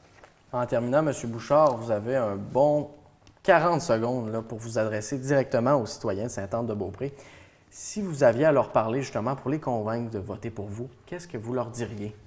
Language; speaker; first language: French; native; French